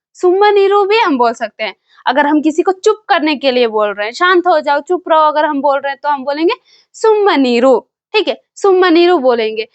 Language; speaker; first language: Hindi; non-native, local second language; Kannada